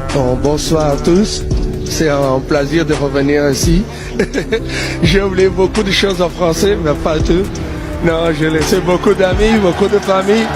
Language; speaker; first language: French; non-native, fluent; Portuguese